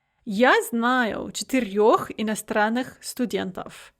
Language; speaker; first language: Russian; non-native, fluent; English